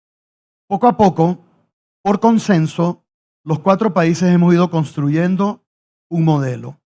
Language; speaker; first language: Spanish; native; Spanish